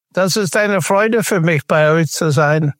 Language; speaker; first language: German; non-native, fluent; English